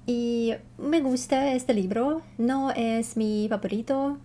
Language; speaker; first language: Spanish; non-native, learner; Russian